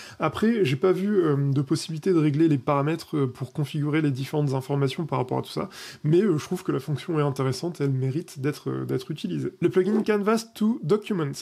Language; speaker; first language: French; native; French